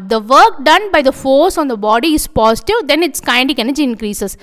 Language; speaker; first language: English; non-native, local second language; Tamil